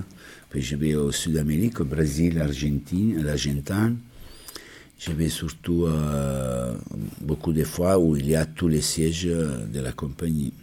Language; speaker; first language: French; non-native, learner; Italian